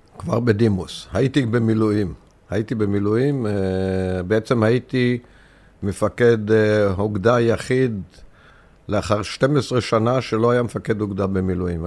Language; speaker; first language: Hebrew; early bilingual, other home language; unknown